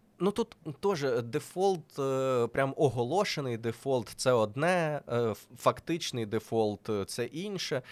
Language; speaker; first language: Ukrainian; non-native, local second language; Russian